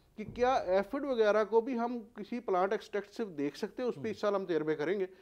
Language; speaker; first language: Urdu; non-native, local second language; Punjabi